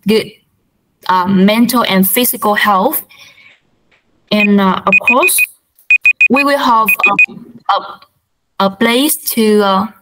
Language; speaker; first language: English; non-native, learner; Vietnamese